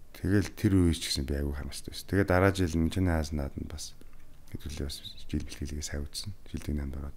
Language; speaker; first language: Mongolian; native; Mongolian